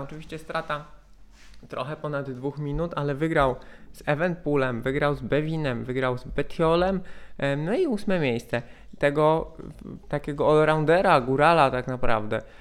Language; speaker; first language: Polish; native; Polish